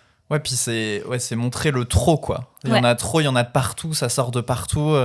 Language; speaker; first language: French; native; French